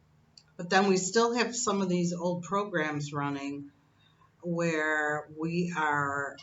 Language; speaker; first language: English; native; English